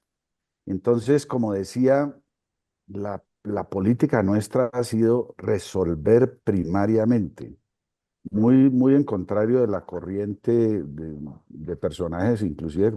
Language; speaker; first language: Spanish; native; Spanish